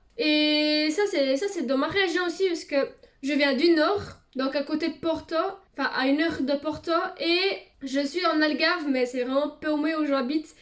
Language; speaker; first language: French; early bilingual, other home language; Portuguese